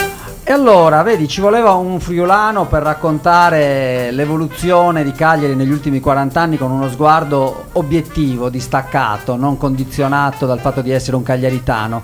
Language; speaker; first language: Italian; native; Italian